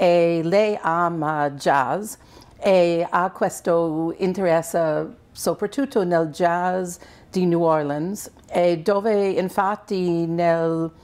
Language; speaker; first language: Italian; non-native, fluent; English